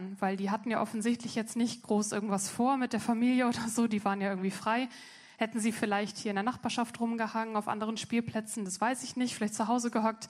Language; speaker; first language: German; native; German